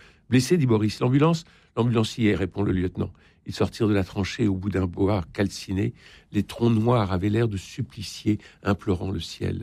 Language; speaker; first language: French; native; French